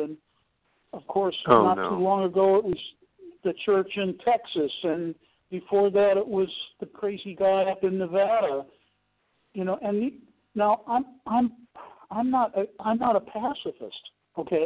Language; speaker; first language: English; native; English